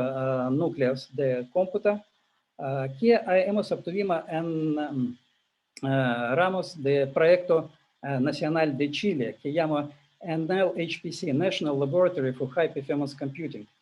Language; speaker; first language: Spanish; non-native, learner; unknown